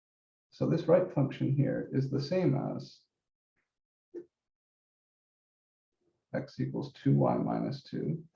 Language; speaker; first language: English; native; English